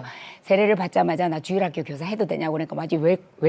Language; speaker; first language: Korean; native; Korean